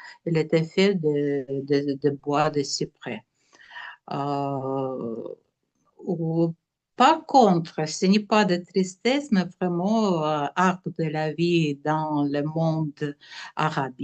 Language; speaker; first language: French; non-native, learner; Russian